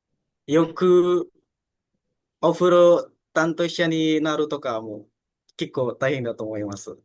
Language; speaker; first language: Japanese; non-native, learner; Indonesian